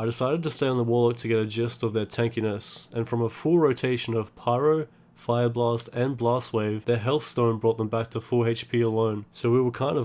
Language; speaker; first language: English; native; English